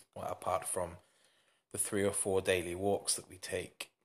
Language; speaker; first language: English; native; English